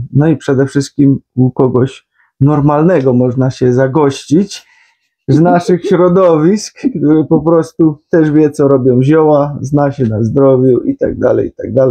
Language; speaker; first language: Polish; native; Polish